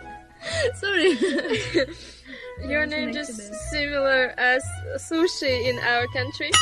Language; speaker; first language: English; non-native, learner; Russian